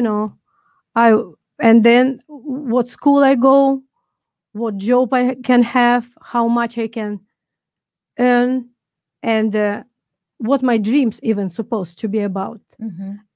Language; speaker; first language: English; non-native, fluent; Russian